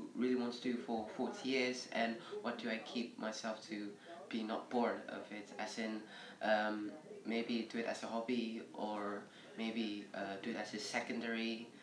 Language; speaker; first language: English; early bilingual, other home language; Indonesian